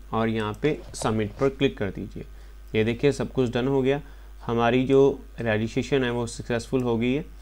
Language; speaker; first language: Hindi; non-native, local second language; Punjabi